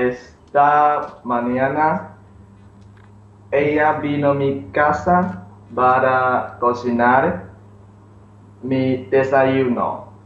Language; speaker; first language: Spanish; non-native, learner; English